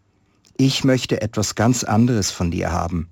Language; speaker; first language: German; native; German